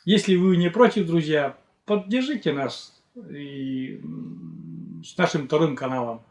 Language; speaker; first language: Russian; native; Russian